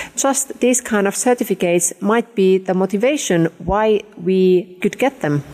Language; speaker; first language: English; non-native, fluent; Finnish